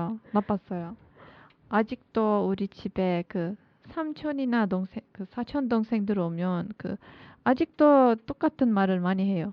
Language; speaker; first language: Korean; non-native, learner; Turkish